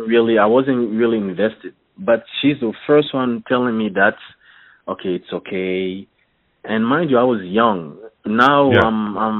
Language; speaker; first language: English; non-native, fluent; French